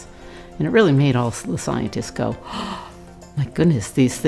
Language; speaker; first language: English; native; English